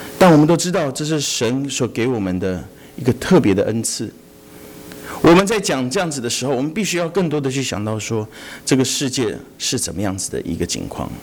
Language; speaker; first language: Chinese; native; Chinese